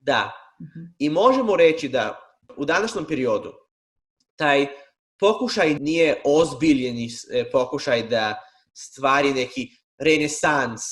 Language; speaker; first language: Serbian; non-native, fluent; Hebrew